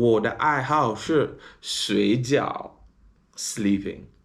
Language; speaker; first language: Chinese; non-native, learner; English